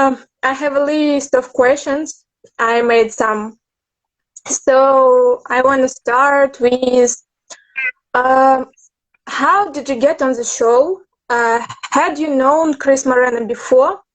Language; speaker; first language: English; non-native, learner; Russian